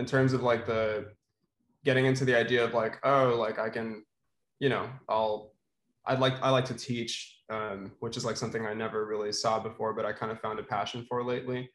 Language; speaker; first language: English; non-native, local second language; Filipino